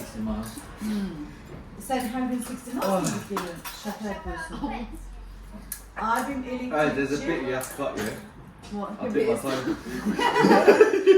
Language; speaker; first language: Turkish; early bilingual, heritage; Turkish